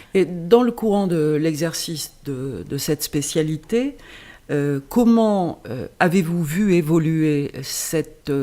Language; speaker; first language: French; native; French